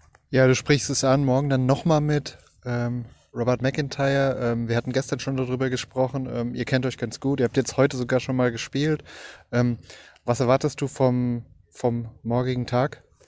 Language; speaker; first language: German; native; German